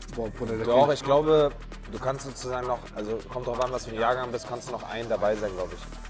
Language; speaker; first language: German; native; German